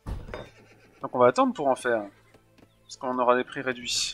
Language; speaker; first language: French; native; French